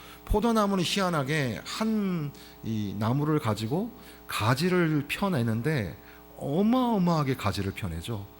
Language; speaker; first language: Korean; native; Korean